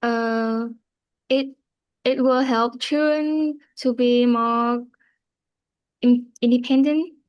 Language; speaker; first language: English; non-native, learner; Vietnamese